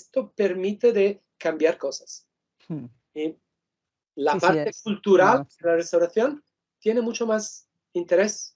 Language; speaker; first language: Spanish; non-native, fluent; Italian